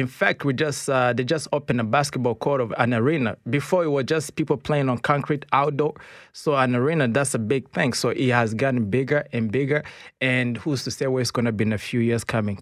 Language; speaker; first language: English; non-native, local second language; Kinyarwanda